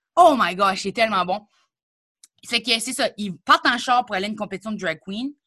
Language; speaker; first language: French; native; French